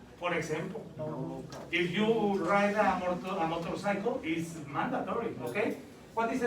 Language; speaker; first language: English; non-native, learner; Spanish